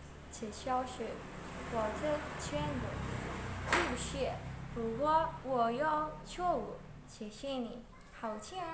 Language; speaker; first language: Chinese; non-native, learner; Indonesian